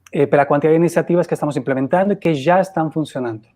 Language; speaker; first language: Portuguese; non-native, fluent; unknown